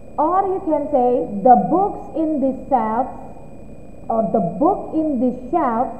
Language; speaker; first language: English; non-native, fluent; Indonesian